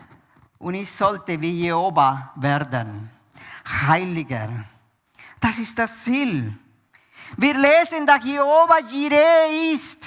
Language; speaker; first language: German; non-native, fluent; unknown